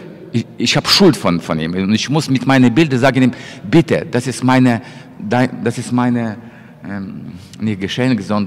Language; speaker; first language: German; non-native, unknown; Russian